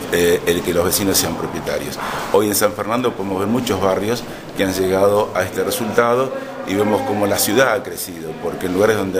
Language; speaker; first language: Spanish; native; Spanish